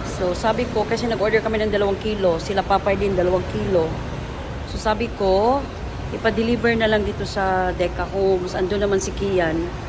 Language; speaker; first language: Filipino; non-native, local second language; Cebuano